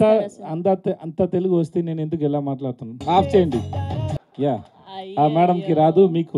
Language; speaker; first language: Telugu; non-native, learner; Tamil